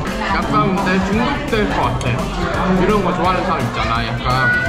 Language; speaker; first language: Korean; native; Korean